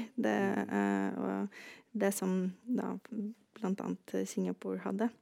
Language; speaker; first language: Norwegian; non-native, fluent; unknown